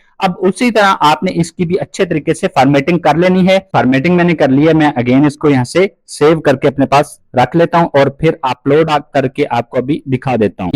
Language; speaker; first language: Urdu; non-native, local second language; Punjabi